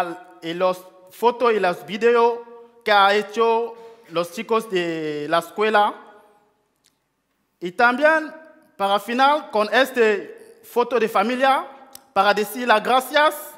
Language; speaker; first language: Spanish; non-native, fluent; French